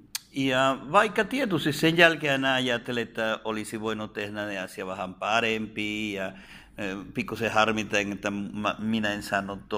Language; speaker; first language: Finnish; non-native, fluent; Spanish